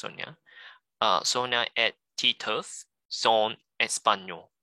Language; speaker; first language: French; non-native, learner; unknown